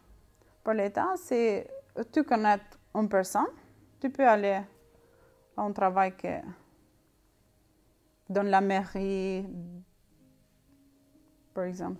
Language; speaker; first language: French; non-native, learner; Albanian